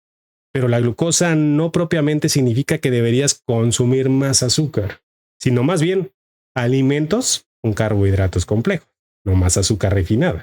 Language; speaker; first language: Spanish; native; Spanish